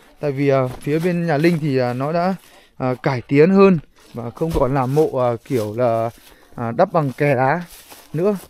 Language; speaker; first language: Vietnamese; non-native, local second language; Hmong